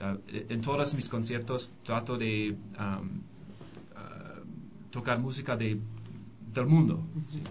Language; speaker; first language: Spanish; non-native, learner; English